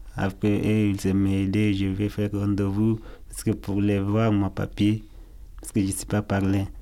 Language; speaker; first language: French; non-native, learner; Arabic